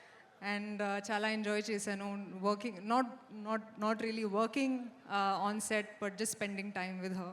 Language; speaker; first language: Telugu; non-native, local second language; Hindi